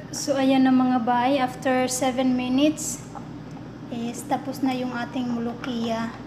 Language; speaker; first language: Filipino; non-native, local second language; Cebuano